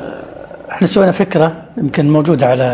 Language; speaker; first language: Arabic; native; Arabic